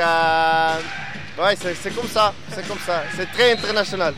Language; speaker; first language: French; non-native, learner; Dutch